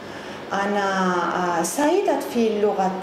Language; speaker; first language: Arabic; non-native, learner; Spanish